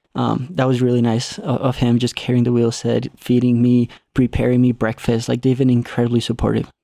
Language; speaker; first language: English; non-native, fluent; Spanish